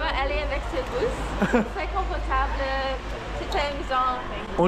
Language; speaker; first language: French; non-native, learner; English